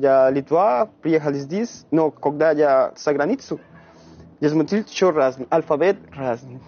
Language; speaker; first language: Russian; non-native, learner; Spanish